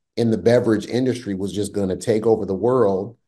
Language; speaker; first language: English; native; English